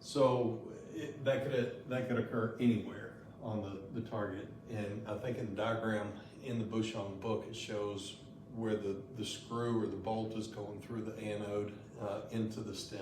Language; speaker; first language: English; native; English